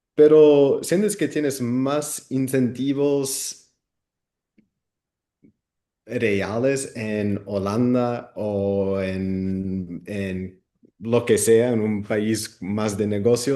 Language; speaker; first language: Spanish; non-native, fluent; Dutch